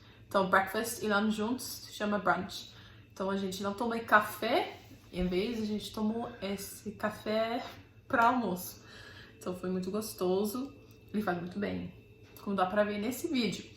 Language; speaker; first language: Portuguese; non-native, fluent; English